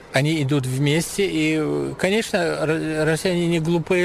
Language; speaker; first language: Russian; non-native, fluent; German